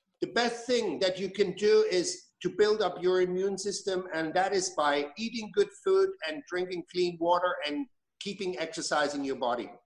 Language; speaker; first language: English; non-native, fluent; German